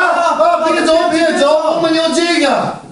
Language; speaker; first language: Chinese; non-native, learner; English